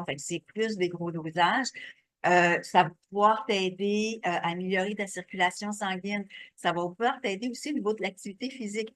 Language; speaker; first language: French; native; French